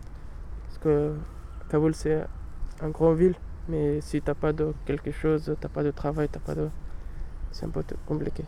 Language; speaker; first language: French; non-native, learner; Pashto